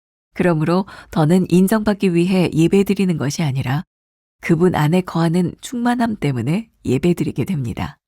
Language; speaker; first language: Korean; native; Korean